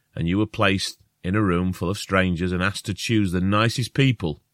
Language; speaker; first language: English; native; English